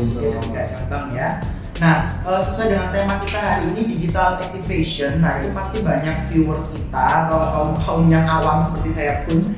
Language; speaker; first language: Indonesian; native; Indonesian